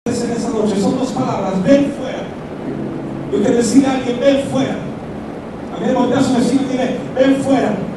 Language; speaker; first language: Spanish; native; Spanish